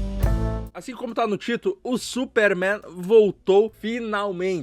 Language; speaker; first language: Portuguese; native; Portuguese